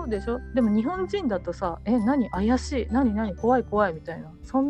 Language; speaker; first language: Japanese; native; Japanese